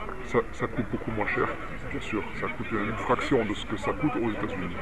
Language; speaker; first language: French; non-native, fluent; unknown